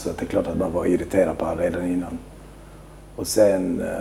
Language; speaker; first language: Swedish; early bilingual, other home language; Albanian